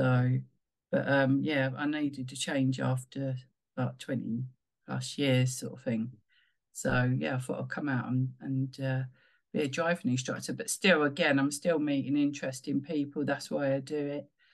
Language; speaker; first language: English; native; English